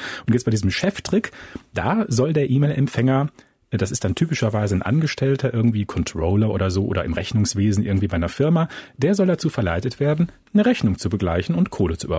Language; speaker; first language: German; native; German